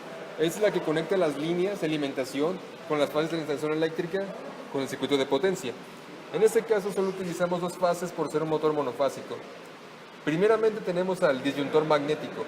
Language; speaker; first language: Spanish; native; Spanish